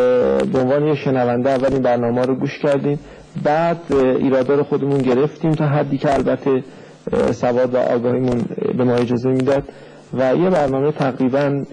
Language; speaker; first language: Persian; native; Persian